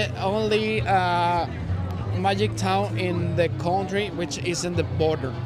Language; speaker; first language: English; non-native, learner; Spanish